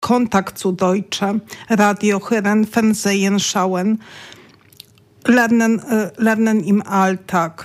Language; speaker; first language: German; non-native, learner; Polish